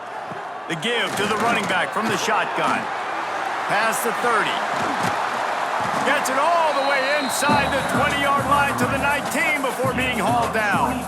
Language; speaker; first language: English; native; English